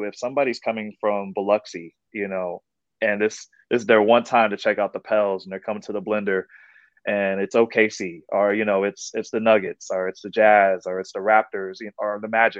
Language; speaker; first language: English; native; English